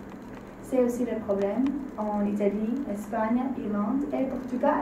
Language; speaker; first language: French; non-native, learner; English